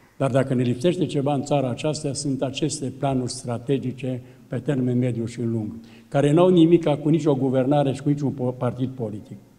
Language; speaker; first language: Romanian; native; Romanian